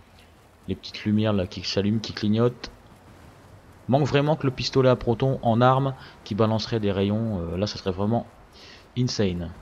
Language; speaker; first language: French; native; French